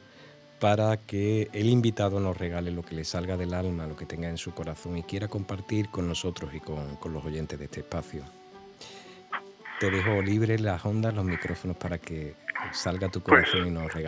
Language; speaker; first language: Spanish; native; Spanish